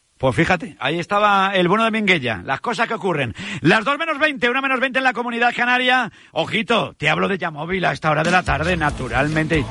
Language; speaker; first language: Spanish; native; Spanish